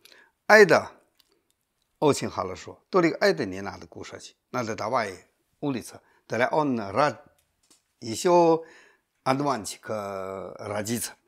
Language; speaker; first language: Russian; non-native, learner; Chinese